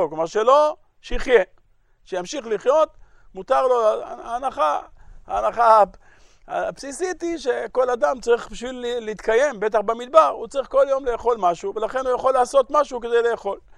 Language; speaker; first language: Hebrew; native; Hebrew